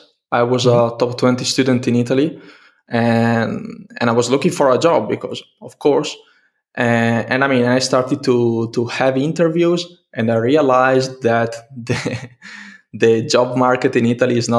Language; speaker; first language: English; non-native, fluent; Italian